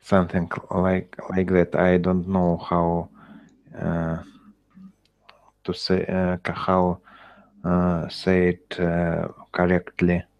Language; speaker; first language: English; non-native, learner; Russian